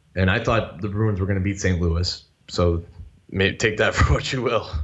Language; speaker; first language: English; native; English